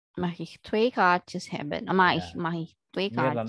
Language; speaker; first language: Dutch; non-native, learner; Indonesian